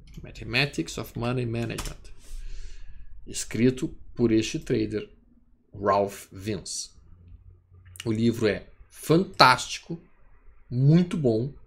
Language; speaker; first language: Portuguese; native; Portuguese